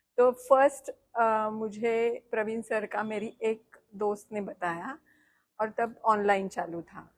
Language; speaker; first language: Hindi; non-native, local second language; Marathi